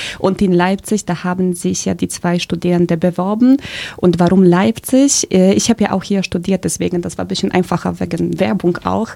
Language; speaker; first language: German; early bilingual, other home language; Polish